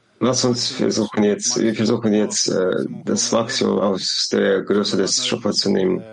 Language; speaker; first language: German; non-native, learner; Hebrew